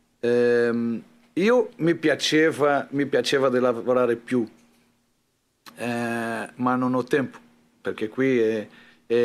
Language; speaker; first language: Italian; non-native, learner; Portuguese